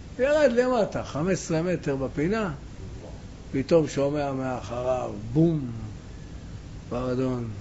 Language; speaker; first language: Hebrew; native; Hebrew